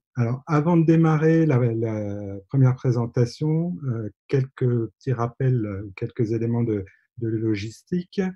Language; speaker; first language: French; native; French